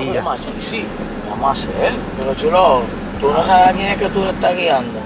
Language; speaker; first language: Spanish; native; Spanish